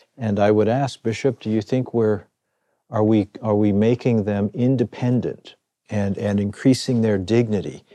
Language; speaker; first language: English; native; English